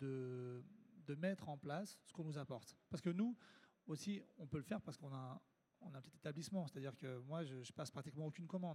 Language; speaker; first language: French; native; French